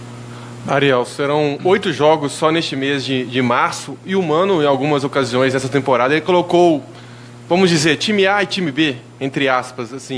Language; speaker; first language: Portuguese; native; Portuguese